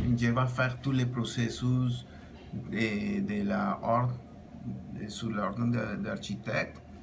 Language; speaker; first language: French; non-native, learner; Spanish